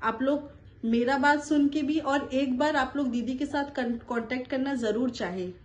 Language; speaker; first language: Hindi; non-native, local second language; Bangla